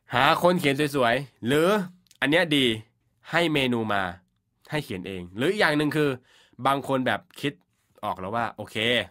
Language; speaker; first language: Thai; native; Thai